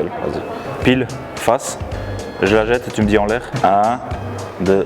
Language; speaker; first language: French; native; French